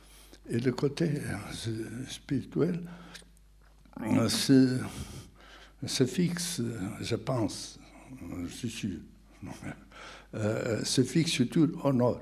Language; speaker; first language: French; non-native, fluent; Portuguese